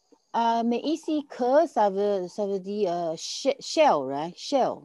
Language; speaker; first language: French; non-native, learner; Chinese